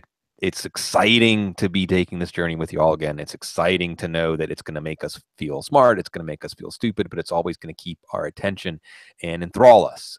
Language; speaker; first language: English; native; English